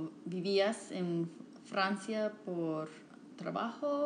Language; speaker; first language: Spanish; non-native, fluent; English